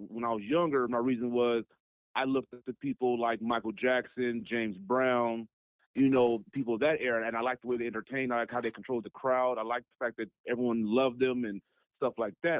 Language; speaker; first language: English; native; English